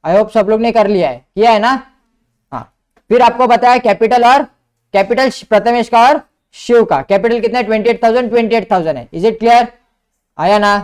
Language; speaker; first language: Hindi; non-native, local second language; Marathi